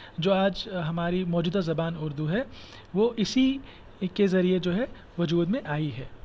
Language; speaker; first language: Hindi; non-native, local second language; Kashmiri